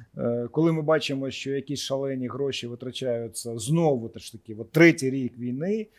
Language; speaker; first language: Ukrainian; native; Ukrainian